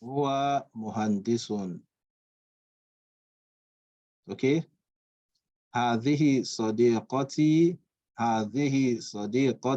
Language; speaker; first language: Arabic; non-native, fluent; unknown